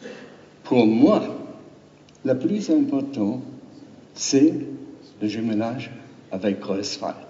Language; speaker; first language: French; non-native, learner; German